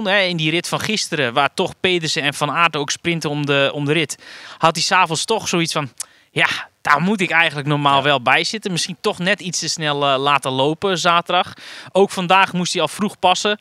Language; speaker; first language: Dutch; native; Dutch